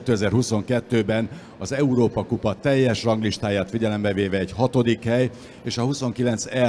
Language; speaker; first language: Hungarian; native; Hungarian